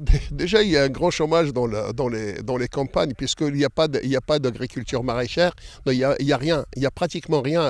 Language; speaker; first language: French; non-native, local second language; Arabic